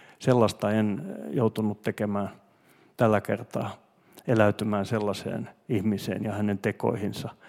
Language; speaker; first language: Finnish; non-native, local second language; Swedish